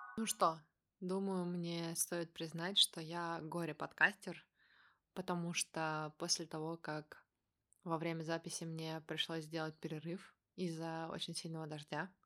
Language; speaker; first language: Russian; native; Russian